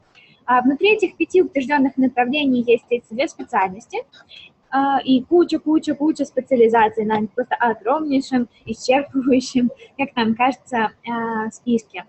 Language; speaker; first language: Russian; native; Russian